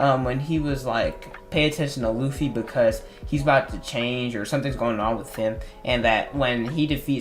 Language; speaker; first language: English; native; English